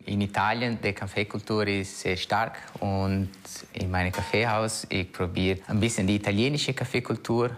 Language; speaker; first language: German; non-native, fluent; Italian